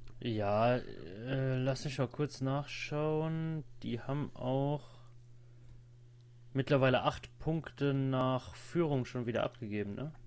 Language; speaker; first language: German; native; German